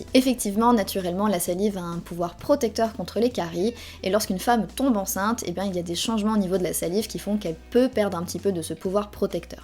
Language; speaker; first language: French; native; French